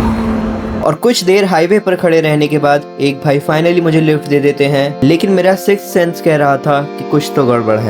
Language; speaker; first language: Hindi; native; Hindi